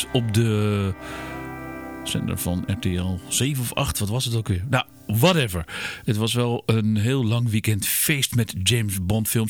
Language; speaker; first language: Dutch; native; Dutch